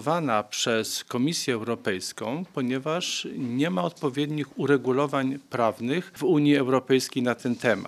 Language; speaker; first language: Polish; native; Polish